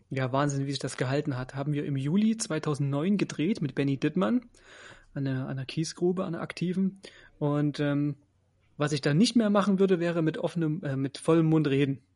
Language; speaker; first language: German; native; German